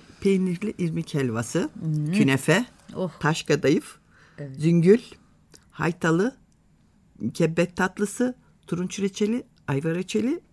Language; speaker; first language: Turkish; native; Turkish